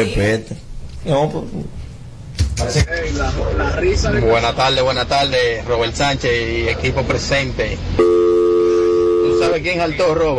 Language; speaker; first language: Spanish; native; Spanish